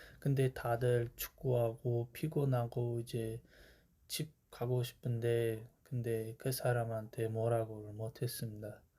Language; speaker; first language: Korean; non-native, fluent; Uzbek